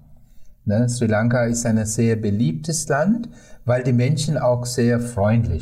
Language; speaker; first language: German; non-native, fluent; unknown